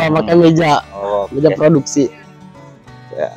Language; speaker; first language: Indonesian; native; Indonesian